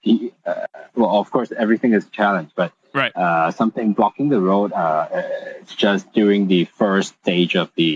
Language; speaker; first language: English; non-native, local second language; Cantonese